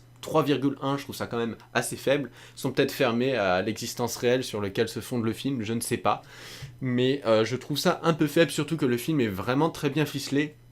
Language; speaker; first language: French; native; French